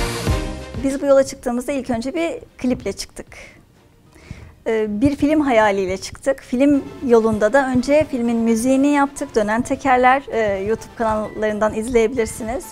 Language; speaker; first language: Turkish; native; Turkish